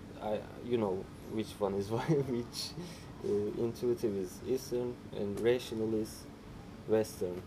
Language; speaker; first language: English; non-native, fluent; Turkish